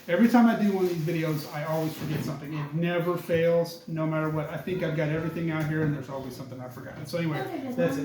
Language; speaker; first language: English; native; English